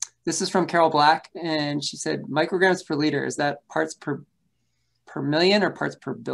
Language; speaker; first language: English; native; English